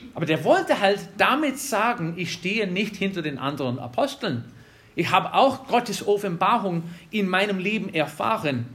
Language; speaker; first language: German; non-native, fluent; English